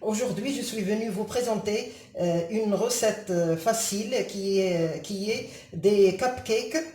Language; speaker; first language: French; non-native, local second language; Arabic